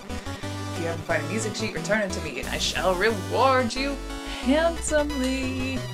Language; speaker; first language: English; native; English